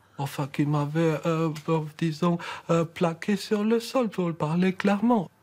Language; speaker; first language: French; native; French